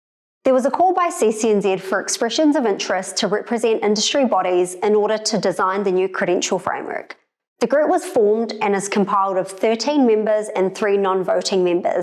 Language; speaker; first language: English; native; English